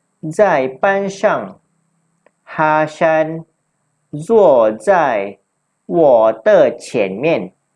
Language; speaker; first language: Chinese; non-native, local second language; Malay